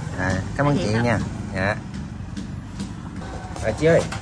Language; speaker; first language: Vietnamese; non-native, learner; Korean